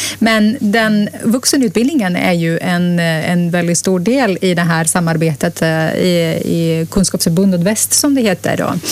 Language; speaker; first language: Swedish; non-native, fluent; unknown